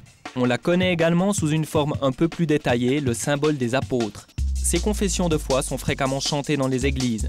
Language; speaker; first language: French; native; French